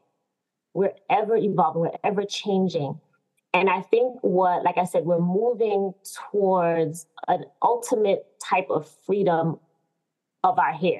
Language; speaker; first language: English; native; English